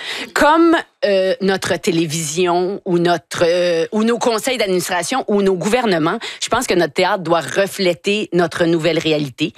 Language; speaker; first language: French; native; French